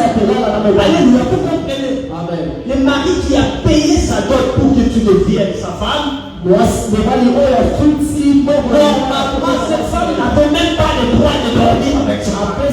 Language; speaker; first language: French; non-native, local second language; Lingala